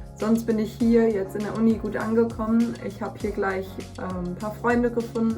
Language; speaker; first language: German; native; German